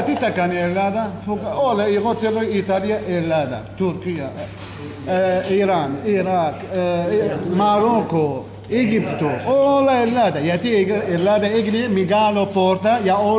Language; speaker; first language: Greek; non-native, learner; Arabic